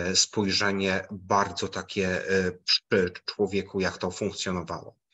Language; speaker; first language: Polish; native; Polish